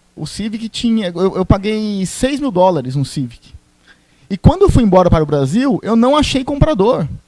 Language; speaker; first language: Portuguese; native; Portuguese